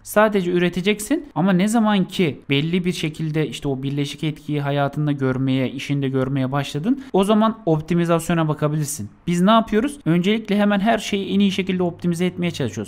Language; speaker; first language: Turkish; native; Turkish